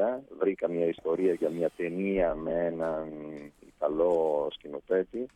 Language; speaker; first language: Greek; non-native, fluent; Italian